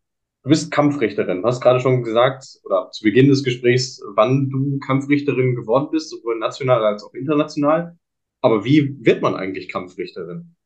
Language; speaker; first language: German; native; German